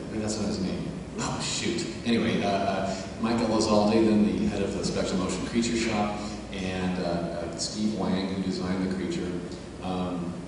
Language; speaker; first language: English; native; English